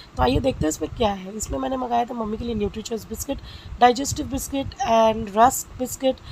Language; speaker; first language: Hindi; non-native, local second language; Bangla